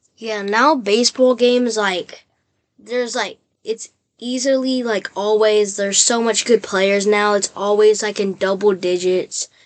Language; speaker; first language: English; native; English